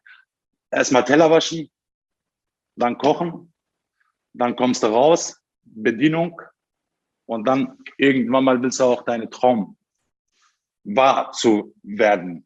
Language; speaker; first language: German; non-native, fluent; Turkish